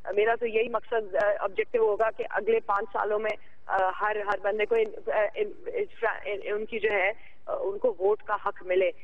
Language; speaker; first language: Urdu; non-native, local second language; Sindhi